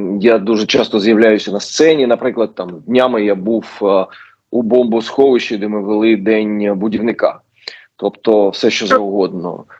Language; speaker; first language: Ukrainian; non-native, local second language; Russian